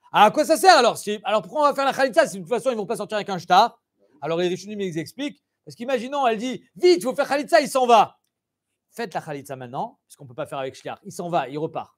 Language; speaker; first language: French; native; French